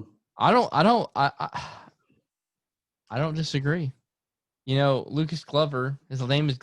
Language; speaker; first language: English; native; English